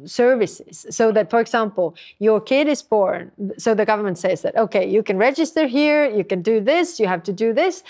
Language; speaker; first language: English; non-native, fluent; Estonian